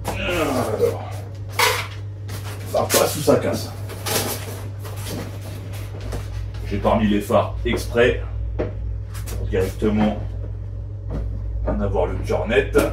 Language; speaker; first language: French; native; French